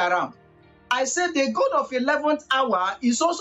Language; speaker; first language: English; non-native, local second language; Igbo